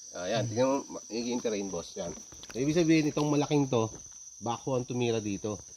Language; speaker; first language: Filipino; non-native, local second language; Cebuano